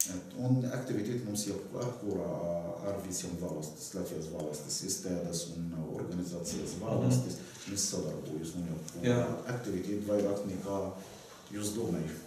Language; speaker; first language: Latvian; non-native, learner; Arabic